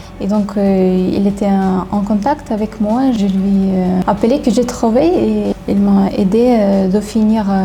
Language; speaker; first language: French; non-native, learner; Ukrainian